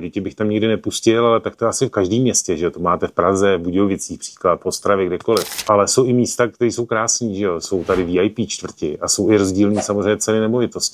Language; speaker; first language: Czech; native; Czech